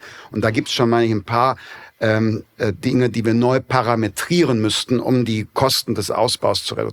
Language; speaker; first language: German; native; German